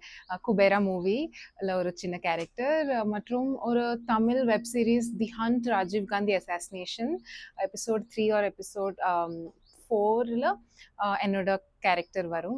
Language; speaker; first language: Tamil; non-native, local second language; Telugu